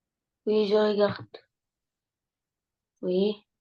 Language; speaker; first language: French; non-native, learner; Arabic